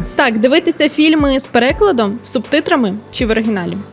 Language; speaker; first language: Ukrainian; native; Ukrainian